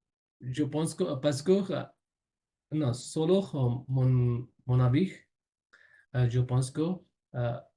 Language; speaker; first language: French; non-native, learner; Bangla